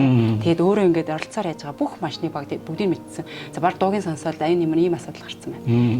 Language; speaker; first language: Mongolian; native; Mongolian